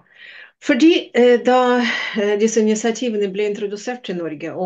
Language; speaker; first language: Norwegian; non-native, fluent; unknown